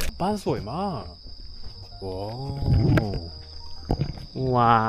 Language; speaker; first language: Thai; non-native, fluent; Korean